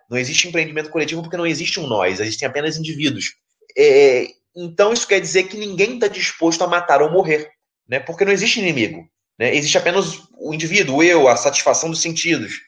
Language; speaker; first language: Portuguese; native; Portuguese